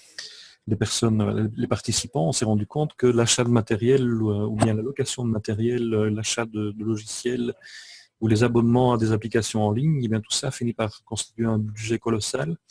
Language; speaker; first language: French; native; French